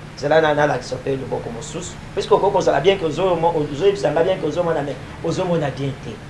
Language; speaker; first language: Lingala; non-native, local second language; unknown